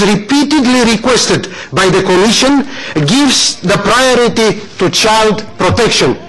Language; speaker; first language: English; non-native, fluent; Romanian